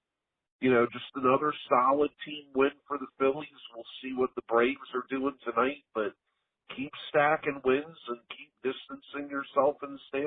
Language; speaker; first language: English; native; English